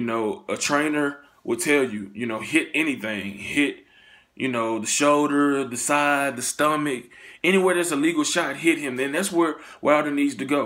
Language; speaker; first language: English; native; English